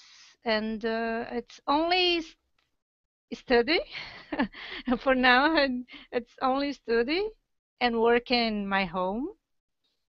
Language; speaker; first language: English; non-native, learner; Portuguese